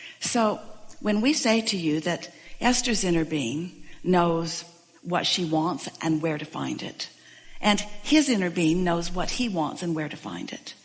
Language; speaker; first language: English; native; English